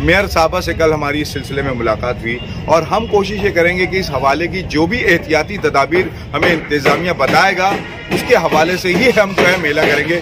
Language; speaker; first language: Hindi; native; Hindi